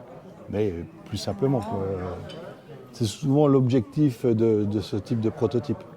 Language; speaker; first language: French; native; French